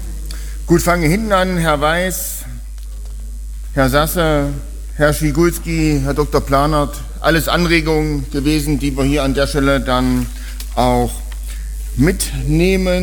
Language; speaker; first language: German; native; German